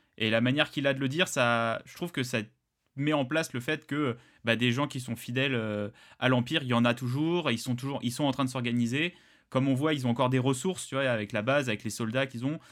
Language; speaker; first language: French; native; French